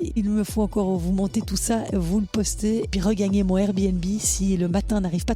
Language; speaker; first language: French; native; French